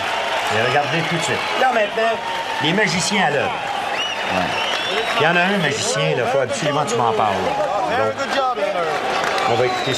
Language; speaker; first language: French; native; French